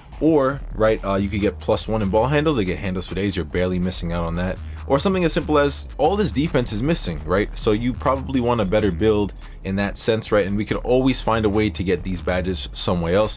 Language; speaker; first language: English; native; English